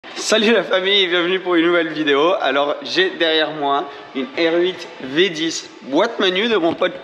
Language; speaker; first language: French; native; French